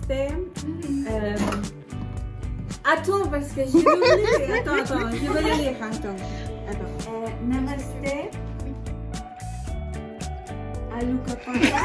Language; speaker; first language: French; non-native, fluent; Spanish